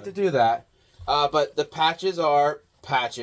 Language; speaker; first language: English; native; English